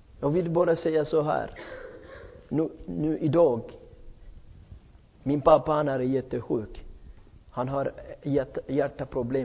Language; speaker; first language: Swedish; non-native, fluent; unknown